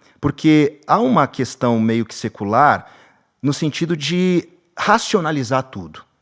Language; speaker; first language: Portuguese; native; Portuguese